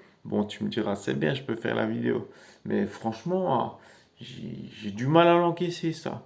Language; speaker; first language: French; native; French